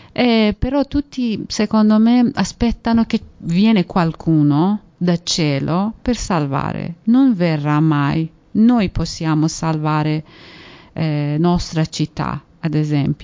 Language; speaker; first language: Italian; non-native, fluent; Persian